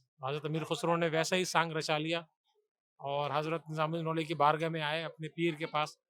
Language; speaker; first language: Hindi; native; Hindi